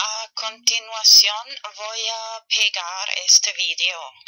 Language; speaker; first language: Spanish; non-native, fluent; German